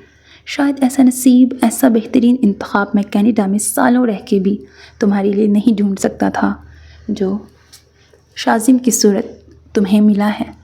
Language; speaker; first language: Urdu; native; Urdu